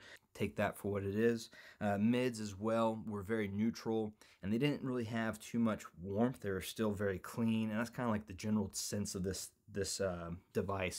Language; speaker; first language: English; native; English